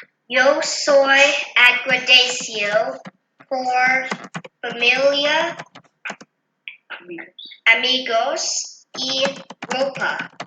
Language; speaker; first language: Spanish; non-native, learner; English